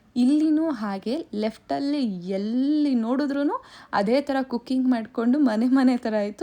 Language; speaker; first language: Kannada; non-native, local second language; Tamil